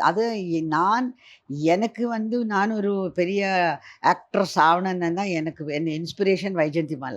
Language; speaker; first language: Tamil; non-native, learner; Malayalam